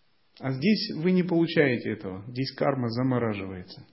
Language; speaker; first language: Russian; native; Russian